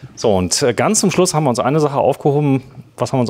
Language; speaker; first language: German; native; German